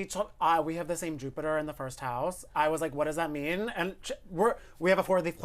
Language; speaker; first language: English; native; English